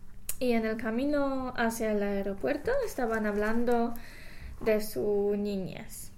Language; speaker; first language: Spanish; non-native, learner; English